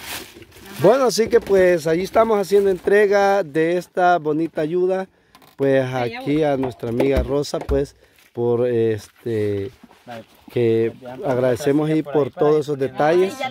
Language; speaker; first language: Spanish; native; Spanish